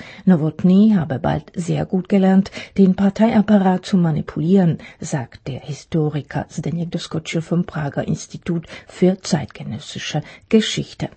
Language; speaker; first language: German; non-native, fluent; Czech